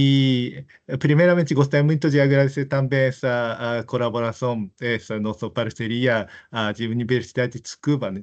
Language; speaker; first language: Portuguese; non-native, fluent; Japanese